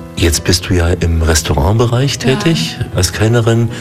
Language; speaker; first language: German; native; German